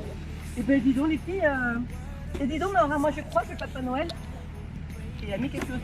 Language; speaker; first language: French; native; French